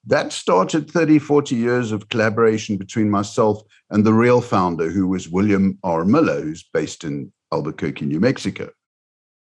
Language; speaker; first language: English; native; English